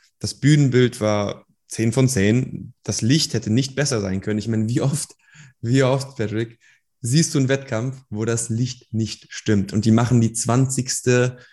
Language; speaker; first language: German; early bilingual, other home language; Persian